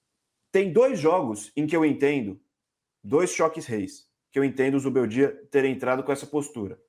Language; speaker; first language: Portuguese; native; Portuguese